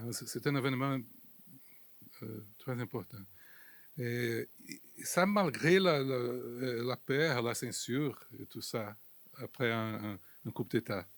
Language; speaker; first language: French; non-native, fluent; Portuguese